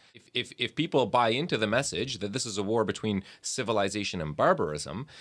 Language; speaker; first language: English; early bilingual, other home language; Arabic